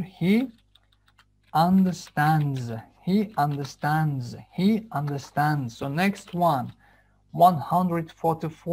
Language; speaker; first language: English; non-native, fluent; Azerbaijani